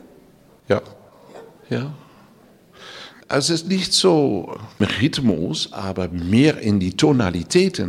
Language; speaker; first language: German; non-native, learner; Dutch